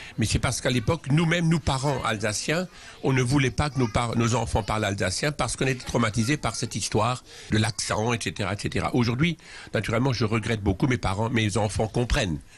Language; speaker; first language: French; non-native, local second language; Swiss German